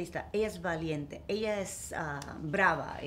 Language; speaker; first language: Spanish; early bilingual, heritage; English